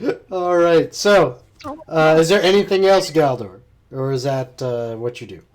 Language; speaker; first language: English; native; English